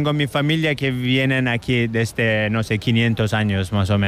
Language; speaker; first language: Spanish; non-native, learner; Turkish